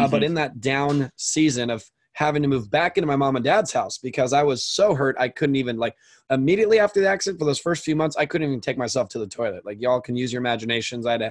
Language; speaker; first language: English; native; English